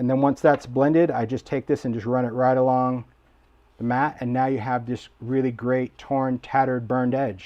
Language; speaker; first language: English; native; English